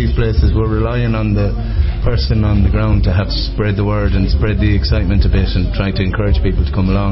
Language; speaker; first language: English; native; English